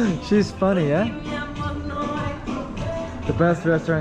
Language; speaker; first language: English; non-native, learner; Korean